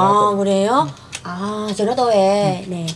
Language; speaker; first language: Korean; non-native, local second language; Vietnamese